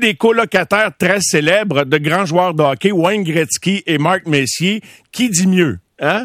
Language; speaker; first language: French; native; French